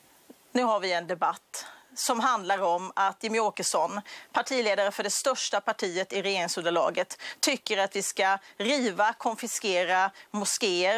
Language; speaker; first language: Swedish; native; Swedish